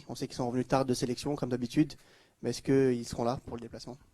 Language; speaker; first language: French; native; French